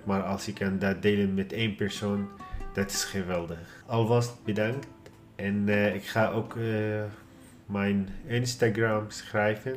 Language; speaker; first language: Dutch; non-native, learner; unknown